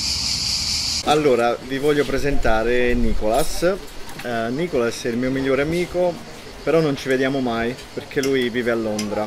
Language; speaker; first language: Italian; native; Italian